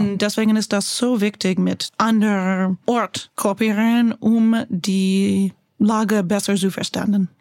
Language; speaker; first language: German; non-native, learner; English